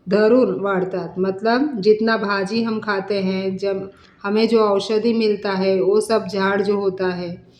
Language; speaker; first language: Hindi; non-native, local second language; Marathi